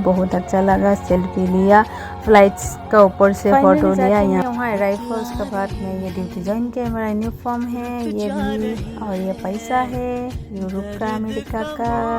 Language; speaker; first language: Hindi; non-native, local second language; Assamese